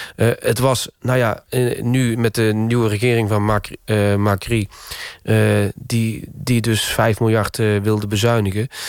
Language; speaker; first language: Dutch; native; Dutch